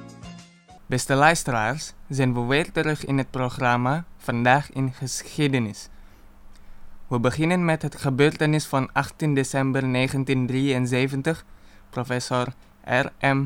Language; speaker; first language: Dutch; non-native, fluent; Indonesian